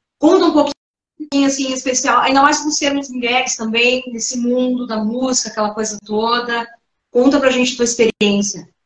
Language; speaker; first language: Portuguese; native; Portuguese